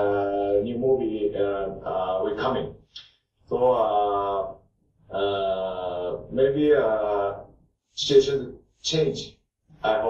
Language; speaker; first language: English; non-native, learner; Japanese